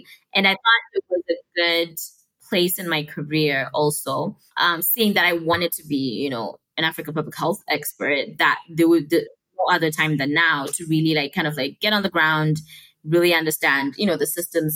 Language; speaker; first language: English; non-native, local second language; Shona